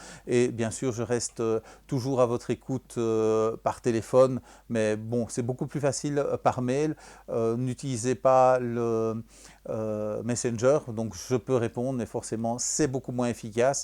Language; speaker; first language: French; native; French